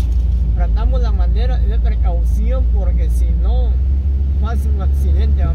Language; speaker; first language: Spanish; native; Spanish